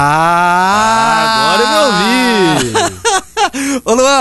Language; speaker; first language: Portuguese; native; Portuguese